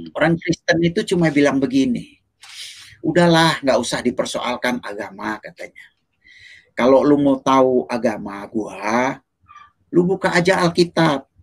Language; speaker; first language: Indonesian; native; Indonesian